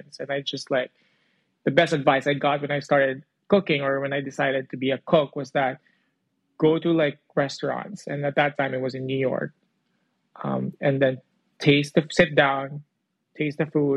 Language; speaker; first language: English; non-native, local second language; Cebuano